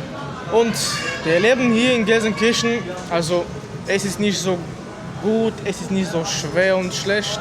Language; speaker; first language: German; non-native, fluent; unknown